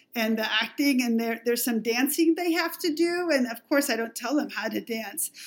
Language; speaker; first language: English; non-native, fluent; Spanish